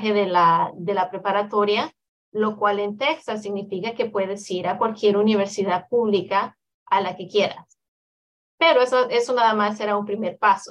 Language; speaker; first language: Spanish; native; Spanish